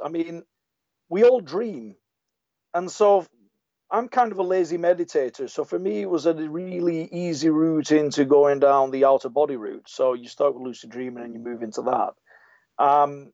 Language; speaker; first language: English; native; English